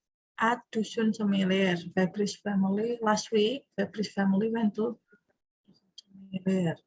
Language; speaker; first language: English; non-native, fluent; Indonesian